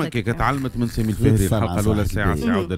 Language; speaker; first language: Arabic; native; Arabic